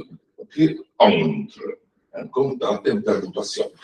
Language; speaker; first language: French; non-native, fluent; Italian